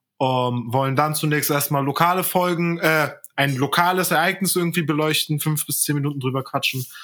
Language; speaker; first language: German; early bilingual, other home language; Turkish